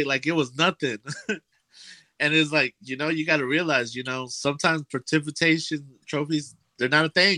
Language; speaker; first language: English; native; English